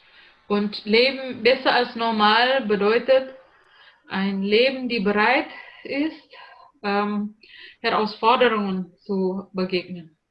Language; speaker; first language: German; non-native, learner; Indonesian